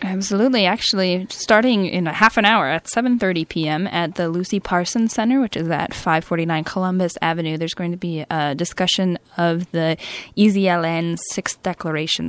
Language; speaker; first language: English; native; English